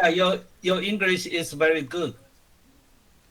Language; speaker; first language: English; non-native, learner; Chinese